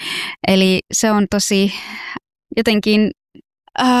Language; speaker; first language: Finnish; non-native, fluent; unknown